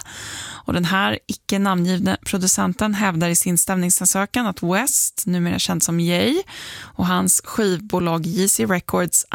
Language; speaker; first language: Swedish; native; Swedish